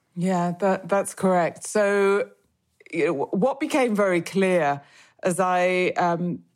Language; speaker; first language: English; native; English